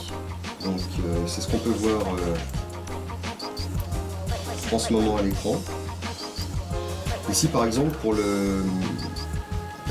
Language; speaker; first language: French; native; French